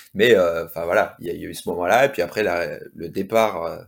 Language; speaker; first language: French; native; French